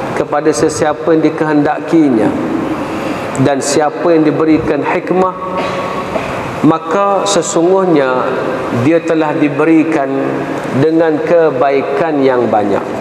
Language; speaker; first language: Malay; native; Malay